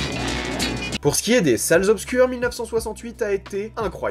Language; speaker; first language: French; native; French